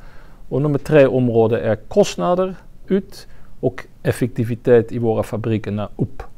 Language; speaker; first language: Swedish; non-native, fluent; French